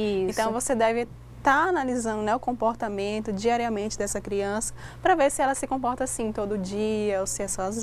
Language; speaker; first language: Portuguese; native; Portuguese